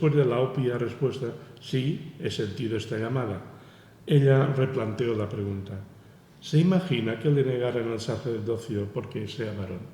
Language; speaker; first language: Spanish; non-native, local second language; Catalan